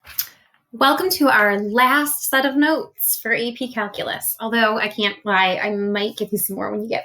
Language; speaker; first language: English; native; English